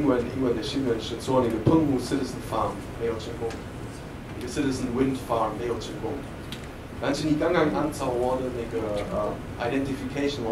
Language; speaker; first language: Chinese; non-native, fluent; German